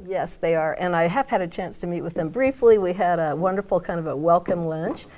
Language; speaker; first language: English; native; English